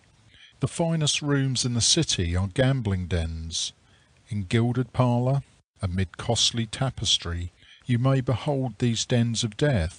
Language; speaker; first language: English; native; English